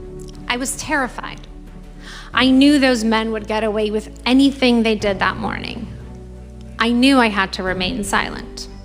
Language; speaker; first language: English; early bilingual, other home language; Persian